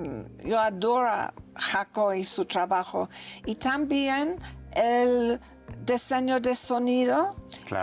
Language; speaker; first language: Spanish; non-native, learner; English